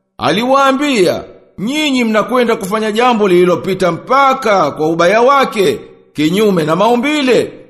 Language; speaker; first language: Swahili; native; Swahili